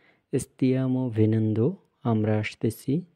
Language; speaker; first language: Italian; non-native, fluent; Bangla